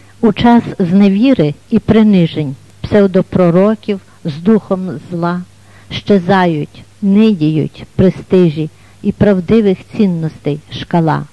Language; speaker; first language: Ukrainian; native; Ukrainian